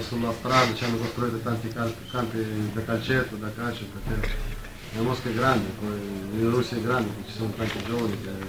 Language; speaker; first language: Italian; non-native, learner; Russian